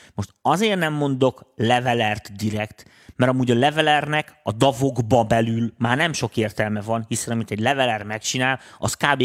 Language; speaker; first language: Hungarian; native; Hungarian